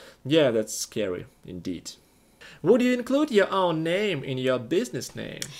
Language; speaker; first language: English; non-native, fluent; Russian